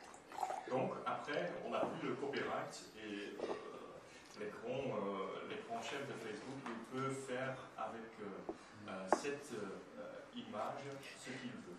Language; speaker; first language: French; non-native, fluent; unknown